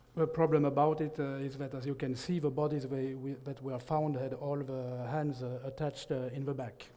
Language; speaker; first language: English; non-native, fluent; French